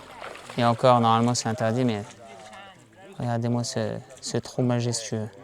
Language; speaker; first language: French; native; French